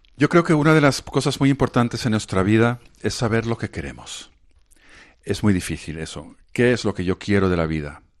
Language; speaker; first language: Spanish; non-native, fluent; Dutch